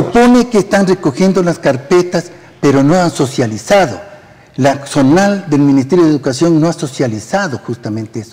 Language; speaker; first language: Spanish; native; Spanish